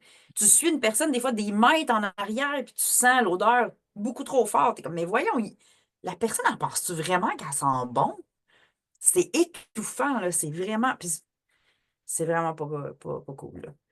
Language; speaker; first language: French; native; French